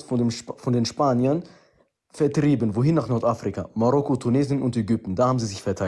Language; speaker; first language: German; early bilingual, other home language; Arabic